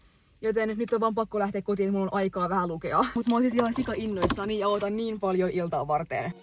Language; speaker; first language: Finnish; native; Finnish